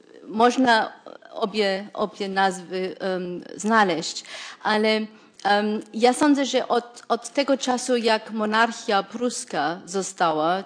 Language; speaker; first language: Polish; non-native, fluent; German